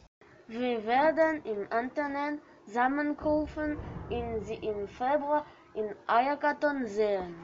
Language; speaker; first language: German; non-native, learner; French